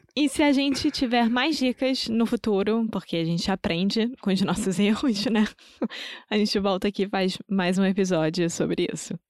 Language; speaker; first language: Portuguese; native; Portuguese